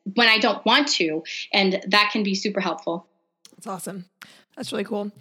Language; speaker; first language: English; non-native, fluent; Portuguese